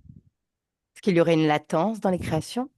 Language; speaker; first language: French; native; French